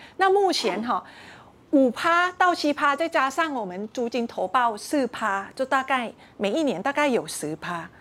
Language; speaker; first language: Chinese; non-native, fluent; Thai